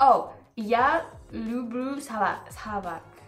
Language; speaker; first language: Russian; non-native, learner; French